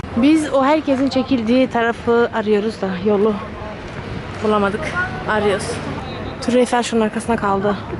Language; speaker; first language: Turkish; early bilingual, heritage; Turkish